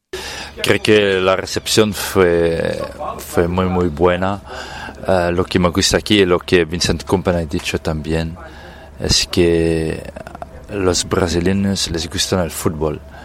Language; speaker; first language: Spanish; non-native, fluent; Dutch